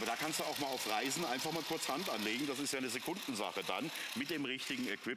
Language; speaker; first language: German; native; German